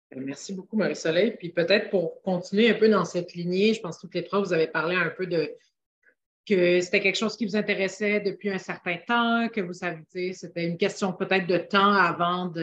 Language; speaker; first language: French; native; French